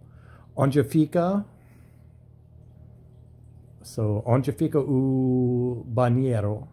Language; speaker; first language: Portuguese; non-native, learner; English